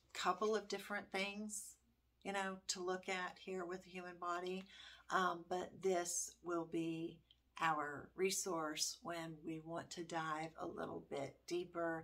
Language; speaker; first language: English; native; English